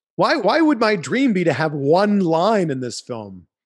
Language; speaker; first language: English; native; English